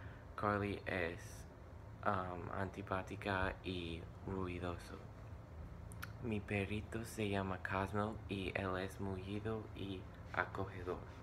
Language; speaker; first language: Spanish; non-native, learner; English